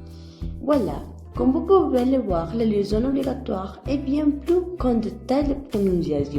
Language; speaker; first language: French; non-native, learner; Spanish